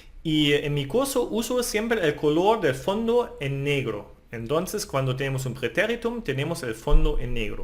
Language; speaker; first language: Spanish; non-native, fluent; German